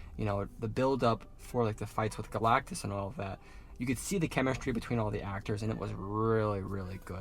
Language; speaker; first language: English; native; English